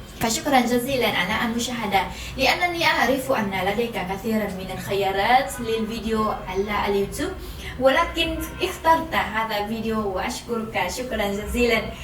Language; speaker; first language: Arabic; non-native, fluent; Vietnamese